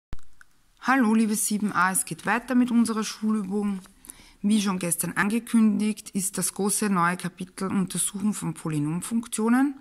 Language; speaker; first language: German; native; German